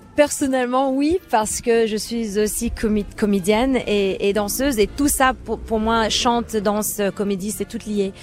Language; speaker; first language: French; non-native, fluent; English